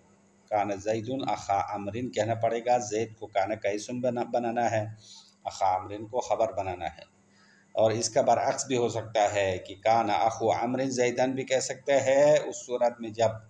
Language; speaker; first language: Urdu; non-native, local second language; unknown